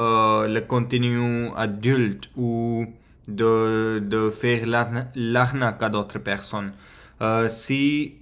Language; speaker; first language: French; non-native, fluent; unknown